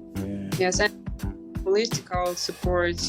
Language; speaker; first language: English; non-native, learner; Ukrainian